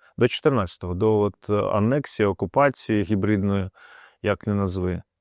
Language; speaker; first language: Ukrainian; non-native, local second language; Russian